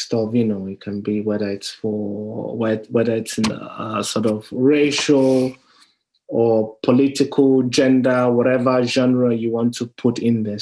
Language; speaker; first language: English; non-native, local second language; Yoruba